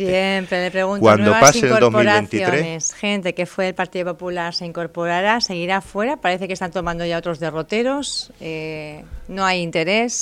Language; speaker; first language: Spanish; native; Spanish